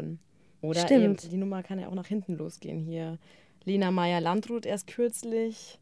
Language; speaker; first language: German; native; German